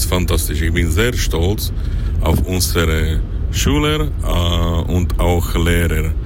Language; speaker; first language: German; non-native, fluent; Slovak